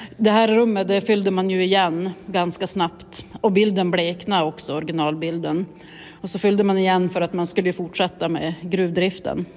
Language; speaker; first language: Swedish; native; Swedish